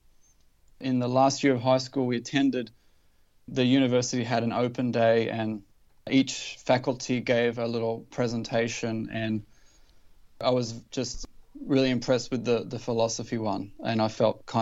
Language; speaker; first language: English; native; English